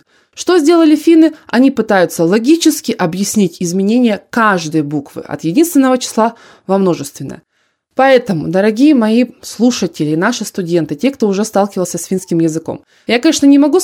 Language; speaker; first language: Russian; native; Russian